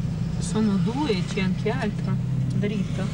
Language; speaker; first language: Italian; non-native, learner; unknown